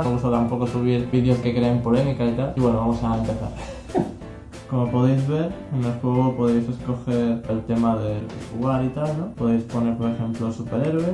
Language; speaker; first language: Spanish; native; Spanish